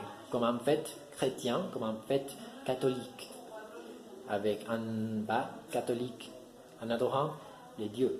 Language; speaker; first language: French; non-native, learner; Spanish